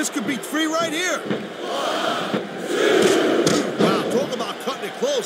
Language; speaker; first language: English; native; English